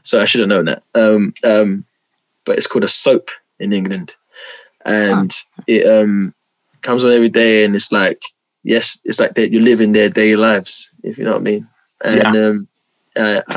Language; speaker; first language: English; native; English